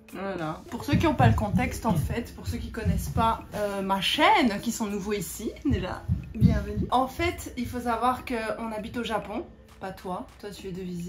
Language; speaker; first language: French; native; French